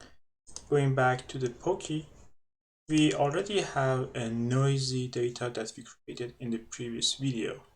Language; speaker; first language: English; non-native, fluent; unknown